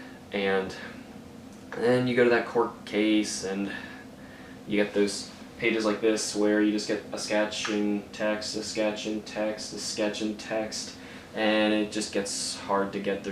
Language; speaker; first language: English; native; English